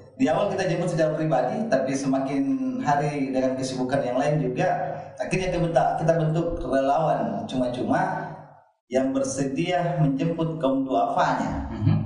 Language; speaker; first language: Indonesian; native; Indonesian